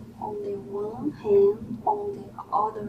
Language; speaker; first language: English; non-native, learner; Portuguese